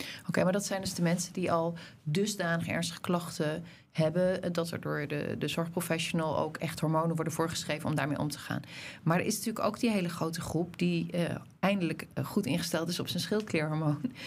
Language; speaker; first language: Dutch; native; Dutch